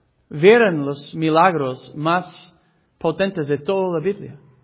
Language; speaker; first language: Spanish; non-native, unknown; English